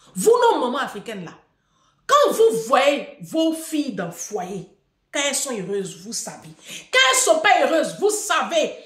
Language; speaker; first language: French; native; French